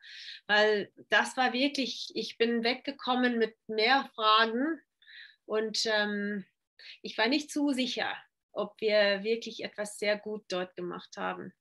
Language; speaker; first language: German; non-native, fluent; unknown